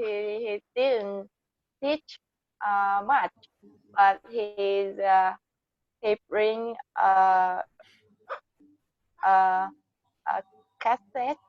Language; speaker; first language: English; non-native, learner; Vietnamese